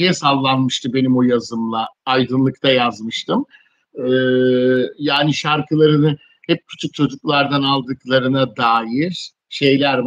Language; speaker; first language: Turkish; native; Turkish